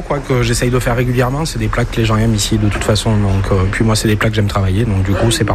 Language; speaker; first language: French; native; French